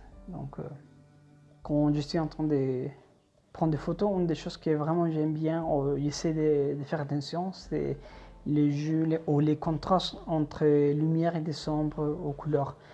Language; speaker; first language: French; non-native, fluent; Spanish